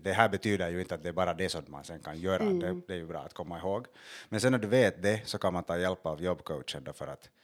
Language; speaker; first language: Swedish; native; Swedish